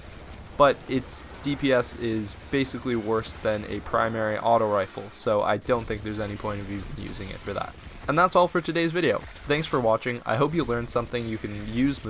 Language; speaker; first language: English; native; English